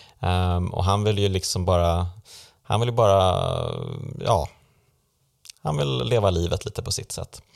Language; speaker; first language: Swedish; native; Swedish